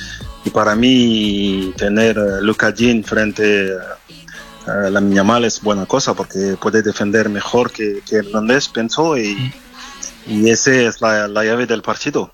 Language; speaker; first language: Spanish; non-native, fluent; French